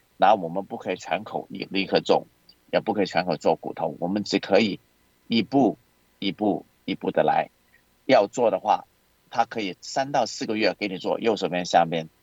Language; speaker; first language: Chinese; non-native, local second language; Cantonese